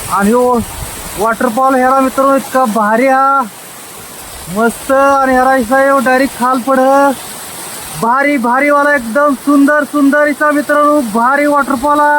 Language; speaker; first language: Marathi; non-native, local second language; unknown